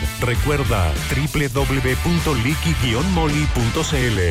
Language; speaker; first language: Spanish; native; Spanish